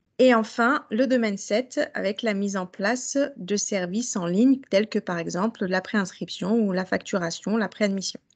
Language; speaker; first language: French; native; French